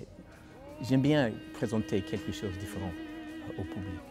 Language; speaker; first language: French; non-native, fluent; English